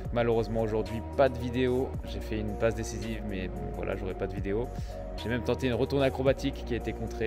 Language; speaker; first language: French; native; French